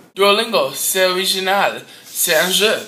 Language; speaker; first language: French; non-native, learner; English